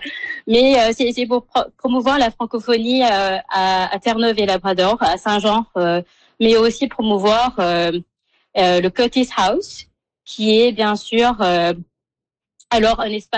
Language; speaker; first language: French; non-native, local second language; Morisyen